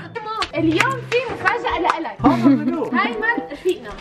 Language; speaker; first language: Arabic; native; Arabic